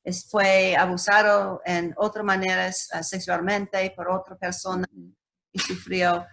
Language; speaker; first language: Spanish; non-native, learner; English